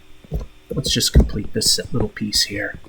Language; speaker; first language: English; native; English